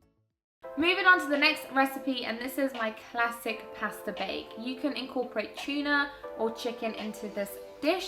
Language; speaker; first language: English; native; English